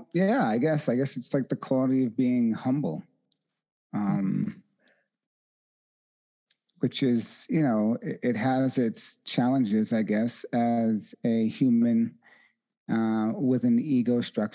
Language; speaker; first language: English; native; English